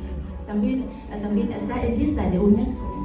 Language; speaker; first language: Spanish; non-native, learner; Vietnamese